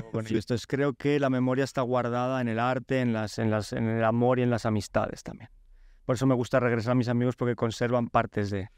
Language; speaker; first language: Spanish; early bilingual, other home language; Polish